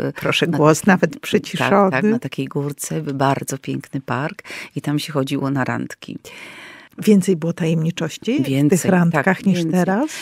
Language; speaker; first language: Polish; native; Polish